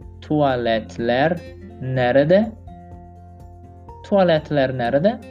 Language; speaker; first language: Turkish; non-native, learner; Portuguese